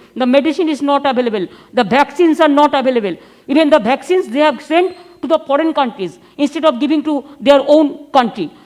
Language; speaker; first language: English; non-native, local second language; Bangla